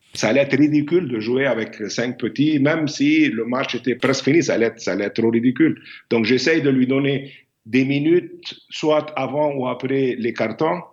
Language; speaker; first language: French; non-native, fluent; Arabic